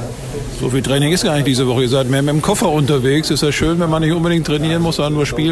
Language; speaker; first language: German; native; German